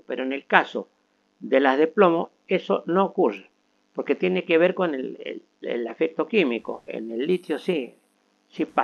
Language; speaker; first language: Spanish; native; Spanish